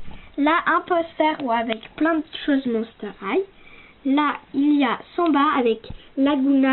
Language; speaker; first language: French; native; French